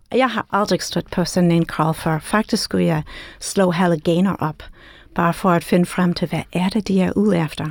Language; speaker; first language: Danish; non-native, fluent; English